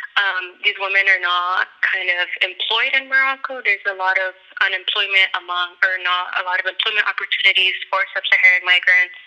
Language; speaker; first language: English; native; English